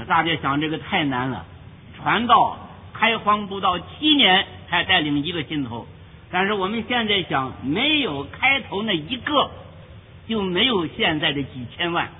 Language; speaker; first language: Chinese; native; Chinese